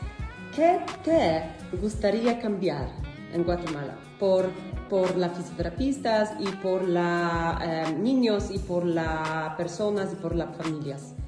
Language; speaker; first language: Spanish; non-native, learner; Polish